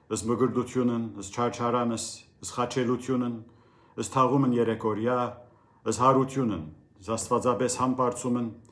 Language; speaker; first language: Armenian; early bilingual, heritage; Armenian